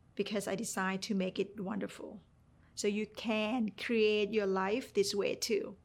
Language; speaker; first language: English; non-native, fluent; Thai